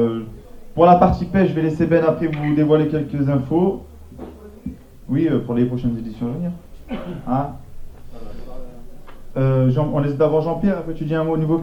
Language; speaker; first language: French; native; French